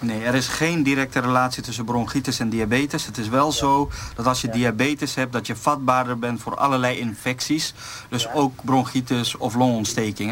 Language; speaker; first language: Dutch; native; Dutch